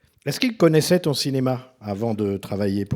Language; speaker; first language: French; native; French